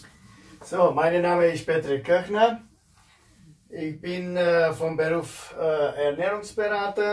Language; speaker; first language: German; non-native, fluent; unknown